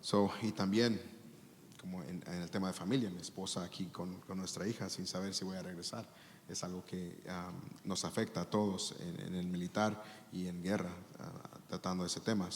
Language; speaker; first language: Spanish; early bilingual, heritage; Spanish